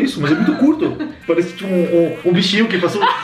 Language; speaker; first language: Portuguese; non-native, fluent; French